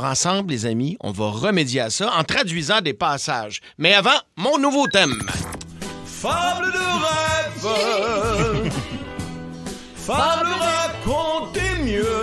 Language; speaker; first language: French; native; French